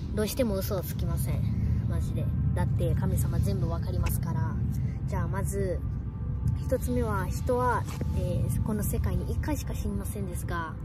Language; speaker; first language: Japanese; early bilingual, other home language; Portuguese